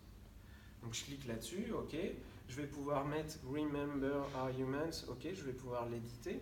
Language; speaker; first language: French; native; French